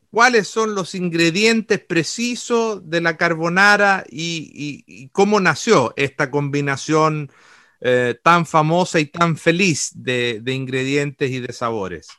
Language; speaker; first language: Spanish; native; Spanish